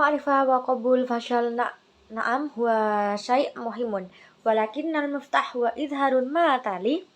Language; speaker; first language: Arabic; non-native, learner; Indonesian